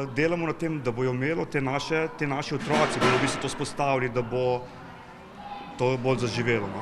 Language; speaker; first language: Slovenian; native; Slovenian